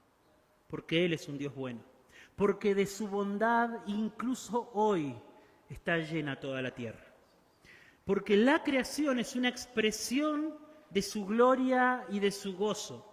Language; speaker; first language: Spanish; native; Spanish